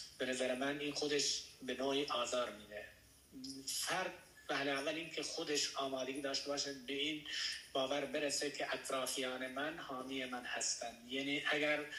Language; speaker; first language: Persian; non-native, local second language; Baluchi